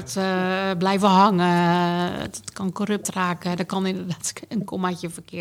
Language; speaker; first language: Dutch; native; Dutch